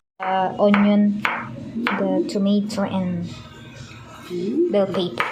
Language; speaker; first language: English; non-native, learner; Filipino